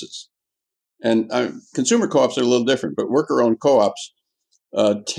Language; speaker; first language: English; native; English